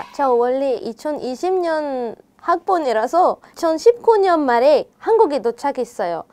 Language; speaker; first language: Korean; non-native, fluent; Arabic